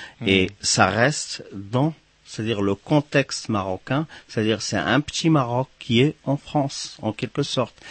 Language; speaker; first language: French; non-native, local second language; Arabic